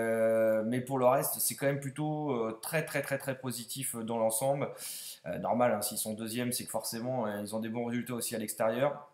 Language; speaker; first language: French; native; French